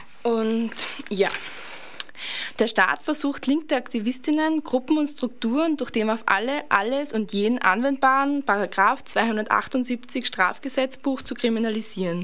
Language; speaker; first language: German; native; German